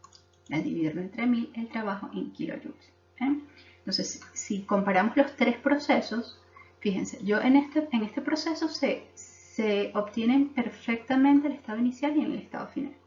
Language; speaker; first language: Spanish; native; Spanish